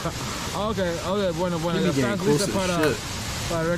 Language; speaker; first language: Spanish; non-native, learner; English